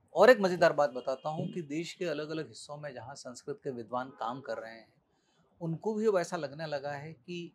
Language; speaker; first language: Hindi; native; Hindi